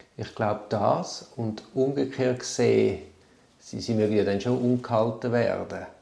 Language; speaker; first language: German; native; German